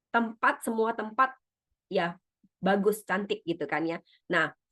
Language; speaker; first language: Indonesian; native; Indonesian